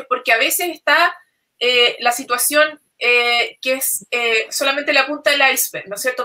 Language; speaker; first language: Spanish; native; Spanish